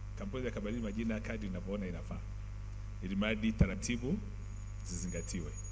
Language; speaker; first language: Swahili; native; Swahili